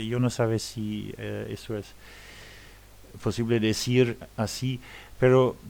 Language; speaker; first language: Spanish; non-native, fluent; Luxembourgish